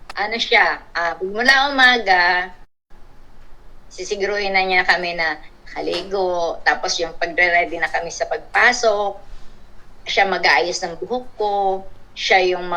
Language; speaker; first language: Filipino; native; Filipino